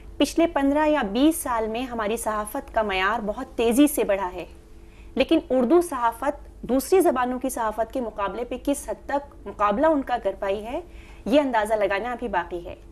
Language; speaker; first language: Urdu; native; Urdu